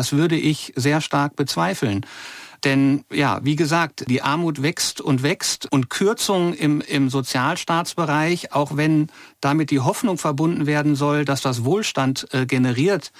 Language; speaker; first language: German; native; German